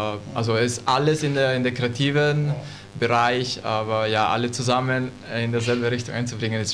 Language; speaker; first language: German; non-native, learner; Italian